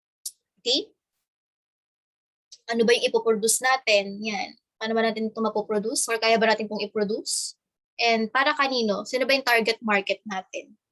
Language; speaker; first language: Filipino; native; Filipino